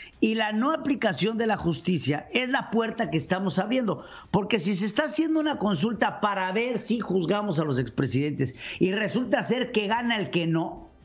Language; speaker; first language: Spanish; native; Spanish